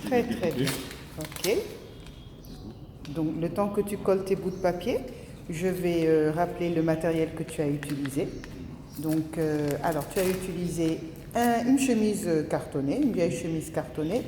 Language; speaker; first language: French; native; French